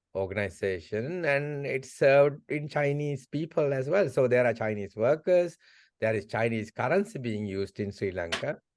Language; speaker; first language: English; non-native, local second language; Sinhala